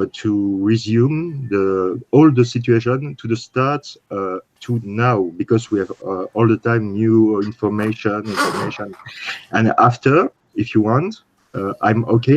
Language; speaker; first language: English; non-native, learner; French